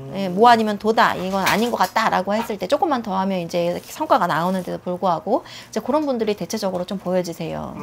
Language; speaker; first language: Korean; native; Korean